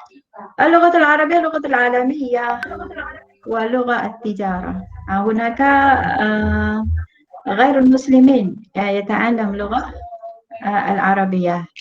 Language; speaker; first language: Arabic; non-native, fluent; Malay